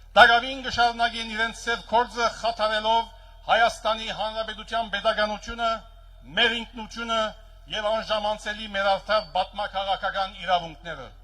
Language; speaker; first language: Armenian; early bilingual, heritage; Armenian